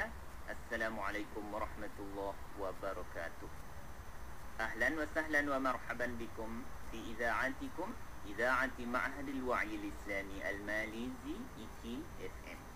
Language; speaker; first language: Arabic; non-native, fluent; Malay